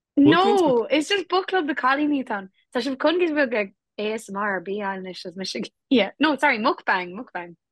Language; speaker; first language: Irish; non-native, local second language; English